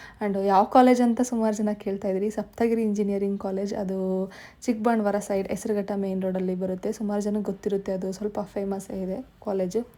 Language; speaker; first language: Kannada; native; Kannada